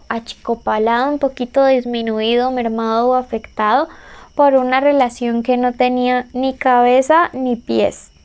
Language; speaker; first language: Spanish; native; Spanish